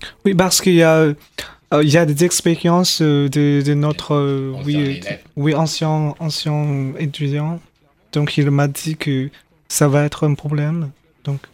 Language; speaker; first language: French; non-native, fluent; Chinese